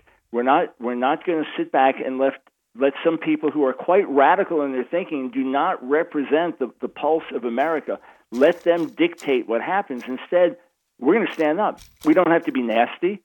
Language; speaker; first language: English; native; English